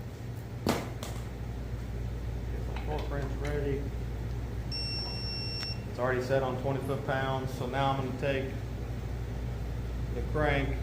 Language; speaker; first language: English; native; English